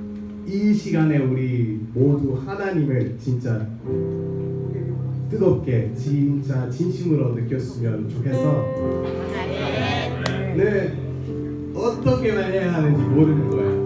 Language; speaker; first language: Korean; non-native, fluent; English